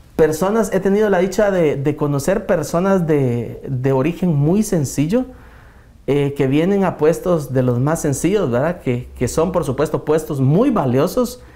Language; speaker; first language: Spanish; native; Spanish